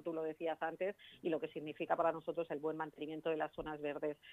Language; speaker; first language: Spanish; native; Spanish